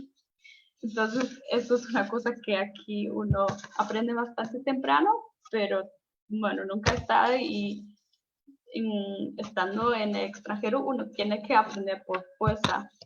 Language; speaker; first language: Spanish; non-native, fluent; German